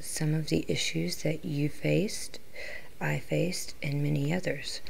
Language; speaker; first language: English; native; English